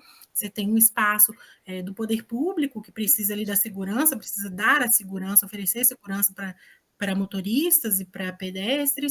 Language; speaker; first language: Portuguese; native; Portuguese